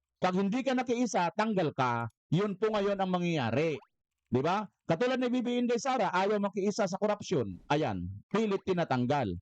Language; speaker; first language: Filipino; non-native, local second language; Waray